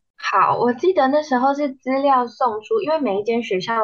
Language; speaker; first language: Chinese; native; Chinese